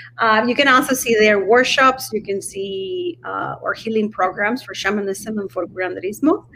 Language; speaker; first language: English; non-native, fluent; Spanish